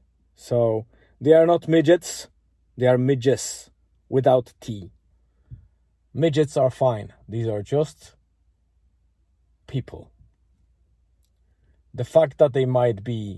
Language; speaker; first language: English; non-native, fluent; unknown